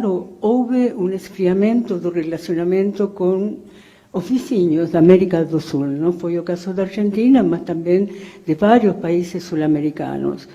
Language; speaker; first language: Portuguese; non-native, fluent; Spanish